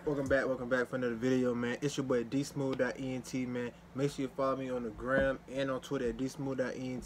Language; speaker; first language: English; native; English